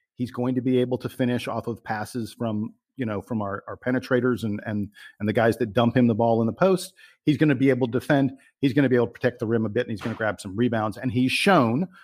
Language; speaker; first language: English; native; English